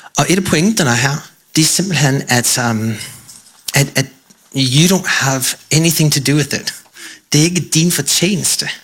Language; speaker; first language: Danish; non-native, fluent; English